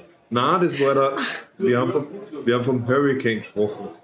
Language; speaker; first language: German; native; German